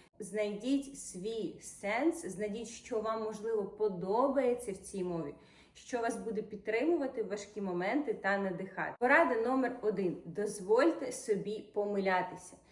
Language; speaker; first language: Ukrainian; non-native, local second language; Russian